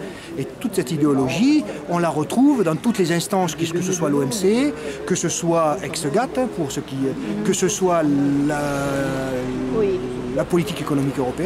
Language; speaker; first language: French; native; French